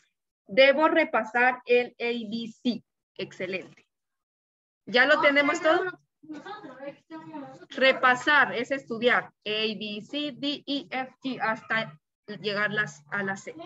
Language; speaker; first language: Spanish; native; Spanish